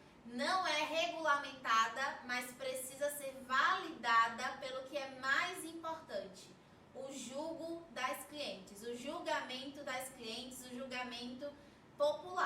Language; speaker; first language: Portuguese; native; Portuguese